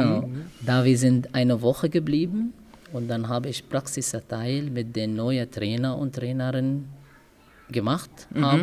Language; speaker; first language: German; non-native, learner; Arabic